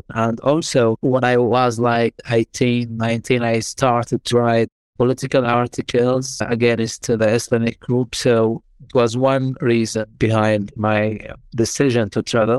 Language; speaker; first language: English; non-native, fluent; Arabic